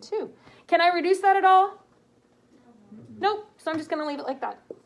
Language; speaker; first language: English; native; English